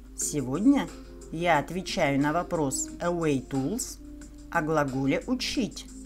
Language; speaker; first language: Russian; native; Russian